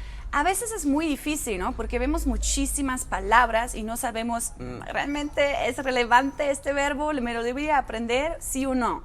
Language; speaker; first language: Spanish; non-native, fluent; German